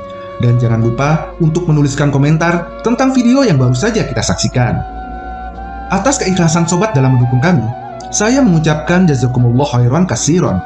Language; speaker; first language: Indonesian; native; Indonesian